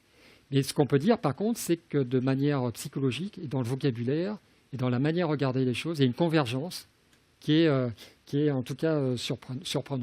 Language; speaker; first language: French; native; French